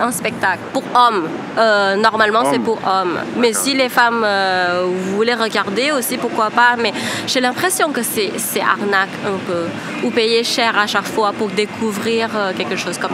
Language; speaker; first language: French; non-native, fluent; Thai